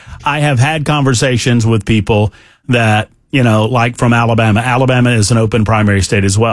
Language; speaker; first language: English; native; English